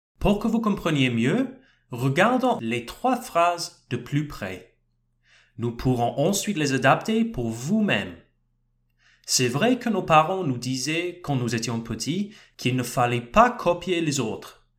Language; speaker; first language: French; non-native, fluent; English